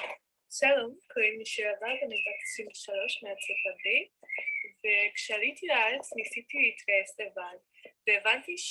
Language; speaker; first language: Hebrew; non-native, fluent; English